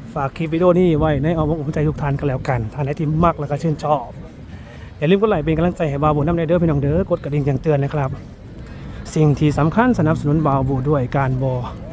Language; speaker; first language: Thai; native; Thai